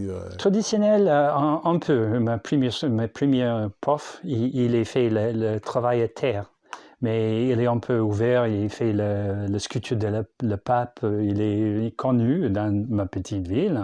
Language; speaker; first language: French; non-native, learner; English